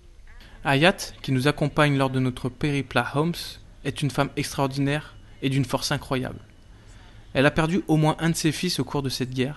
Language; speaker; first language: French; native; French